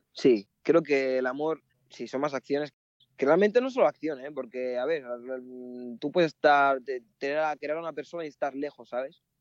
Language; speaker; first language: Spanish; early bilingual, other home language; Mandingo